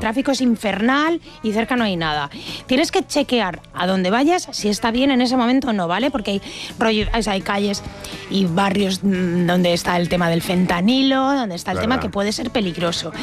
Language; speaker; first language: Spanish; native; Spanish